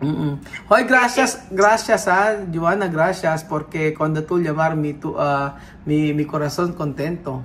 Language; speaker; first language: Spanish; non-native, learner; Filipino